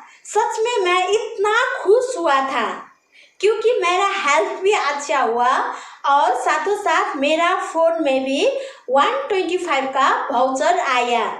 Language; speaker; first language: Hindi; non-native, local second language; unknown